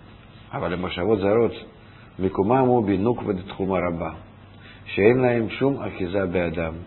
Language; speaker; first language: Hebrew; non-native, fluent; Russian